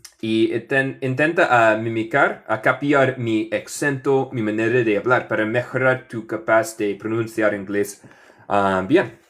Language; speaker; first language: Spanish; non-native, fluent; English